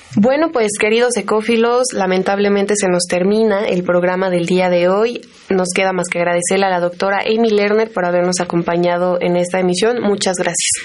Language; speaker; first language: Spanish; native; Spanish